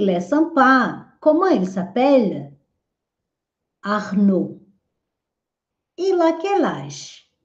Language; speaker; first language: French; non-native, fluent; Portuguese